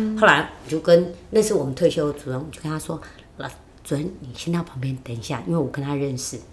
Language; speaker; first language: Chinese; native; Chinese